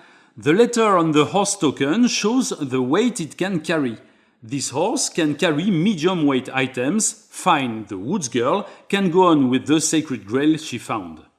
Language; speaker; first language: English; non-native, fluent; French